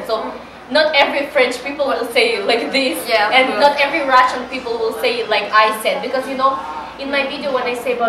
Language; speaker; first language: English; non-native, learner; Russian